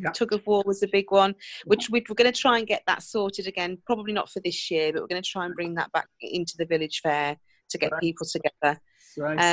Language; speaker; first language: English; native; English